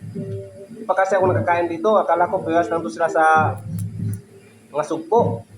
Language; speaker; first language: Filipino; non-native, local second language; Cebuano